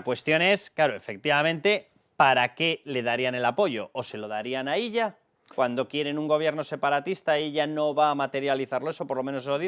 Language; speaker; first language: Spanish; native; Spanish